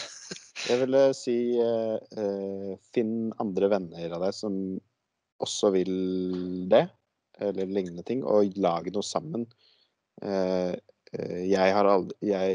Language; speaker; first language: Norwegian; native; Norwegian